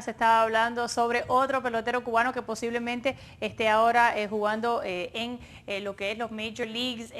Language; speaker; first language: Spanish; early bilingual, other home language; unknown